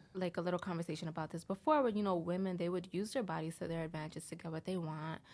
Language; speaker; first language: English; early bilingual, heritage; English